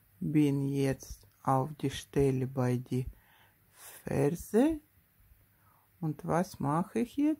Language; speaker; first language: German; non-native, learner; Russian